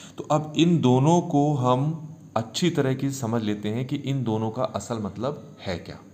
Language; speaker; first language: Hindi; native; Hindi